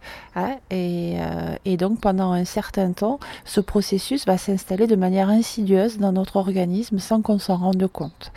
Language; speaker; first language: French; native; French